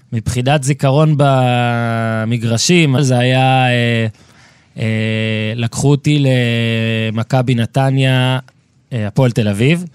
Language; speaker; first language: Hebrew; native; Hebrew